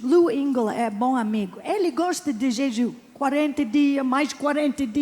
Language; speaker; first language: Portuguese; non-native, learner; English